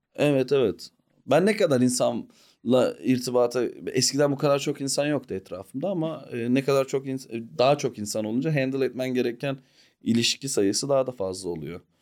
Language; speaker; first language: Turkish; early bilingual, heritage; Turkish